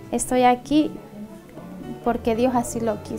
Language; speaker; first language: Spanish; native; Spanish